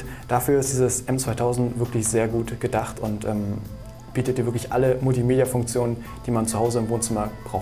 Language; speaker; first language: German; native; German